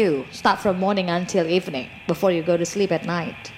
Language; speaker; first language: English; non-native, fluent; Indonesian